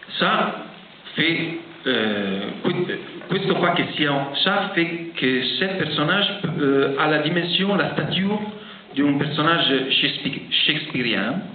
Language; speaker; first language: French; non-native, fluent; Italian